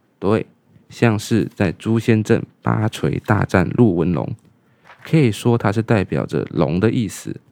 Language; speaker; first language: Chinese; native; Chinese